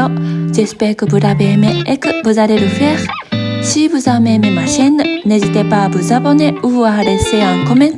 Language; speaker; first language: French; non-native, fluent; Japanese